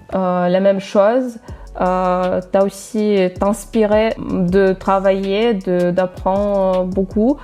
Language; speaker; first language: French; non-native, fluent; Russian